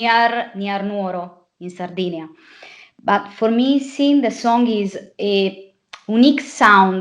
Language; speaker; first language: English; non-native, fluent; Italian